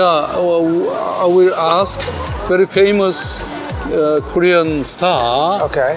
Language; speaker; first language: English; non-native, learner; Korean